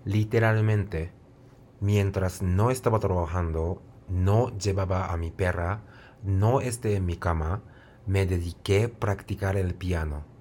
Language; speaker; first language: Spanish; non-native, fluent; Japanese